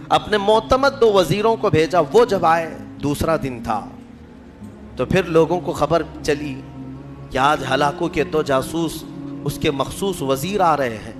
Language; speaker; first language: Urdu; native; Urdu